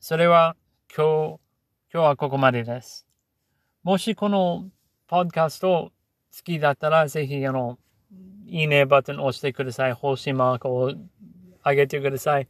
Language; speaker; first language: Japanese; non-native, learner; English